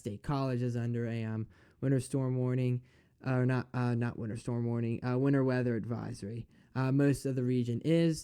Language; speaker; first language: English; native; English